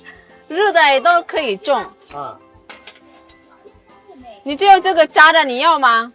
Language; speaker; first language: Chinese; non-native, fluent; Indonesian